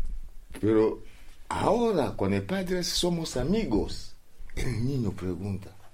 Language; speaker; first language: Spanish; non-native, learner; Lingala